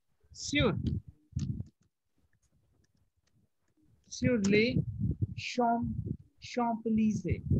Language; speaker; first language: French; non-native, fluent; Hindi